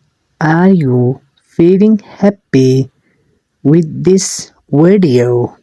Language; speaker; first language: English; non-native, learner; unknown